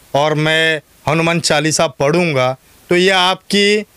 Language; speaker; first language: Hindi; non-native, local second language; Urdu